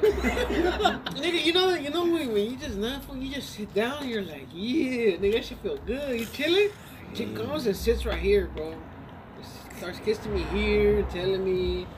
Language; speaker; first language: English; early bilingual, other home language; Spanish